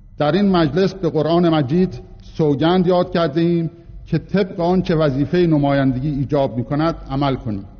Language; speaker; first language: Persian; non-native, local second language; Azerbaijani